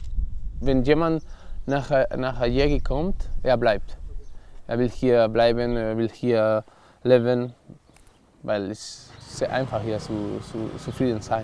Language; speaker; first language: German; non-native, learner; Spanish